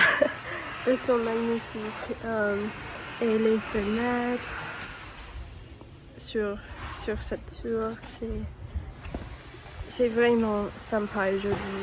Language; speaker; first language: French; non-native, learner; English